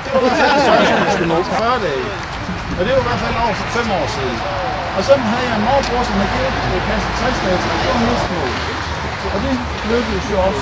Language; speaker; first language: Danish; native; Danish